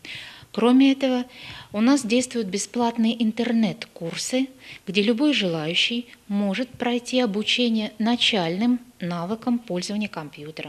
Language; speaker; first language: Russian; native; Russian